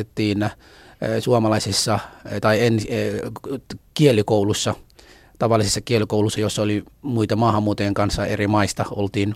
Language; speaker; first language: Finnish; non-native, fluent; Somali